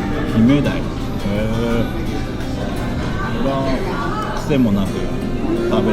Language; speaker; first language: Japanese; native; Japanese